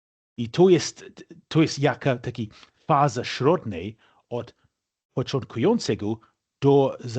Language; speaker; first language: Polish; non-native, fluent; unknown